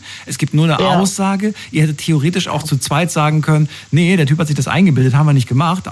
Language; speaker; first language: German; native; German